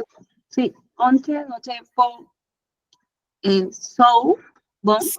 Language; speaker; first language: Portuguese; non-native, learner; Spanish